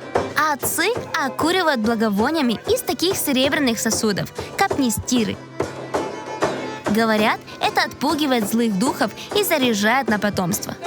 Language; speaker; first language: Russian; native; Russian